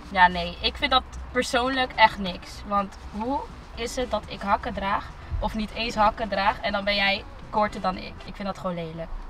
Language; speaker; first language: Dutch; early bilingual, other home language; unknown